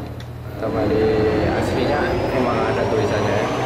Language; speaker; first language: Indonesian; native; Indonesian